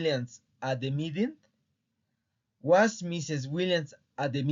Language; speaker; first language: English; non-native, fluent; Spanish